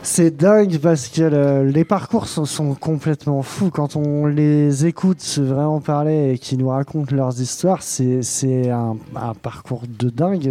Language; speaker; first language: French; native; French